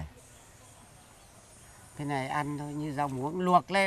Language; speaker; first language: Vietnamese; native; Vietnamese